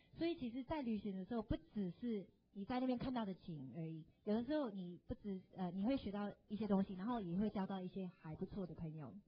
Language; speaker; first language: Chinese; non-native, fluent; English